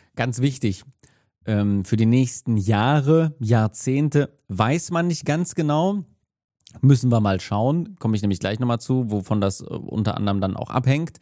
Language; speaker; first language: German; native; German